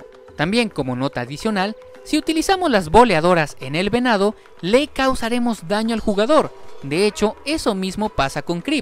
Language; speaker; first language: Spanish; native; Spanish